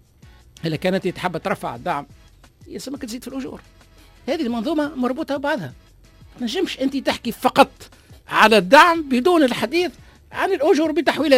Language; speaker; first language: Arabic; native; Arabic